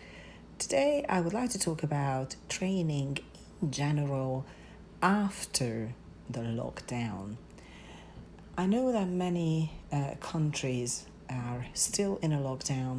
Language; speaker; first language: English; non-native, fluent; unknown